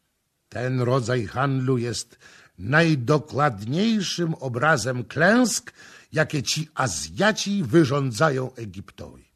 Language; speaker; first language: Polish; native; Polish